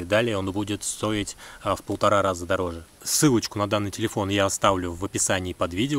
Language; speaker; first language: Russian; native; Russian